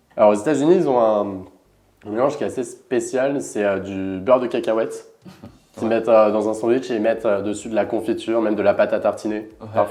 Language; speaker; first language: French; native; French